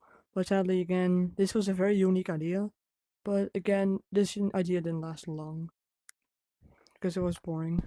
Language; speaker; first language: English; non-native, fluent; Dutch